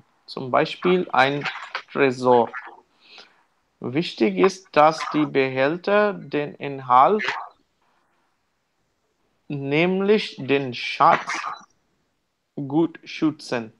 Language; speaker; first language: German; non-native, learner; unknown